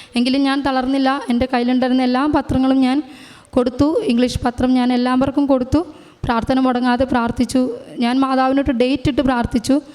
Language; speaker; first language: Malayalam; native; Malayalam